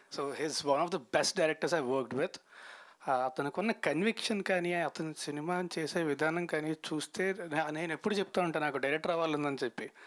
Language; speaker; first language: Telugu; native; Telugu